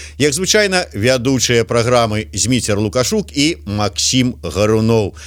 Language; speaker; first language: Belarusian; native; Belarusian